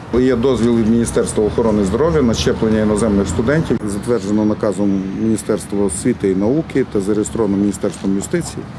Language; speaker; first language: Ukrainian; native; Ukrainian